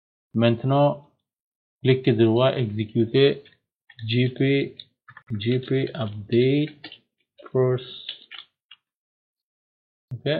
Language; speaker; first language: French; non-native, learner; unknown